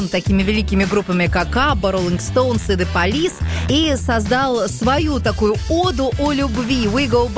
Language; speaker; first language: Russian; native; Russian